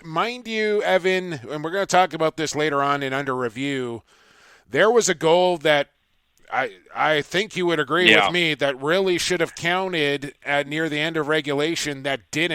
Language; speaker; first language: English; native; English